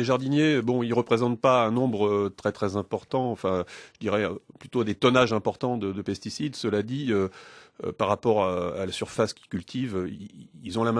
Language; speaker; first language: French; native; French